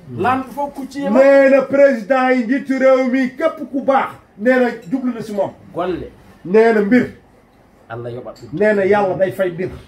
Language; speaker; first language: Wolof; non-native, local second language; Fula